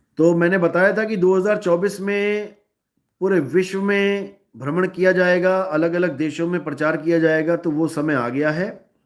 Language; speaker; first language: Hindi; native; Hindi